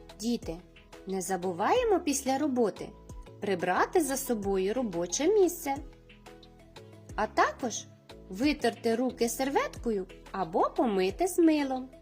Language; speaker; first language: Ukrainian; native; Ukrainian